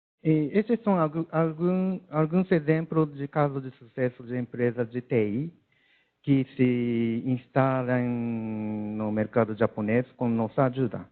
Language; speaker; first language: Portuguese; non-native, learner; Japanese